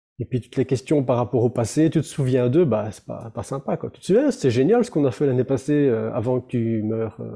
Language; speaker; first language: French; native; French